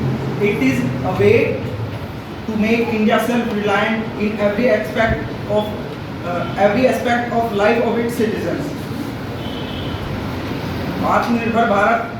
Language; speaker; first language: English; non-native, local second language; Hindi